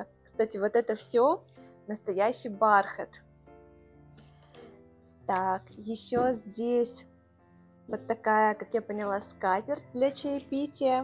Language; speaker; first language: Russian; native; Russian